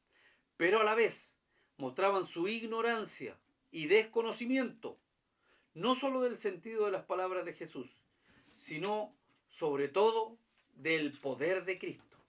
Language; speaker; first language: Spanish; native; Spanish